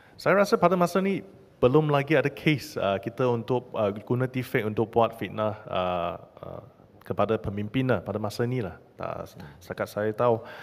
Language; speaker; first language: Malay; non-native, local second language; Chinese